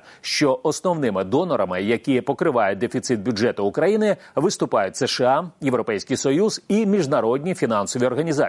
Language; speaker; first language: Ukrainian; native; Ukrainian